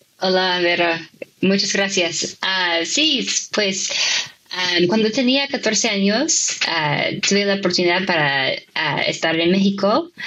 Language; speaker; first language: Spanish; non-native, fluent; English